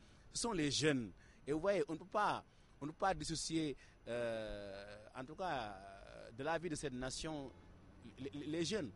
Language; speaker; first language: French; non-native, local second language; Wolof